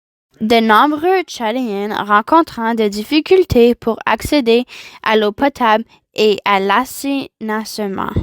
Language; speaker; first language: French; non-native, learner; English